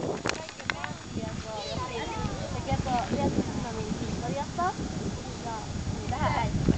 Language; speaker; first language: Finnish; early bilingual, other home language; Vietnamese